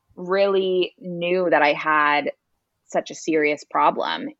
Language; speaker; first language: English; native; English